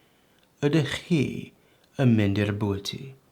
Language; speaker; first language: Welsh; non-native, local second language; English